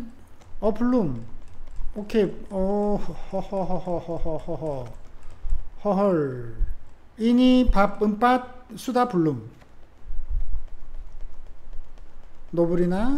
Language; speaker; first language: Indonesian; non-native, fluent; Korean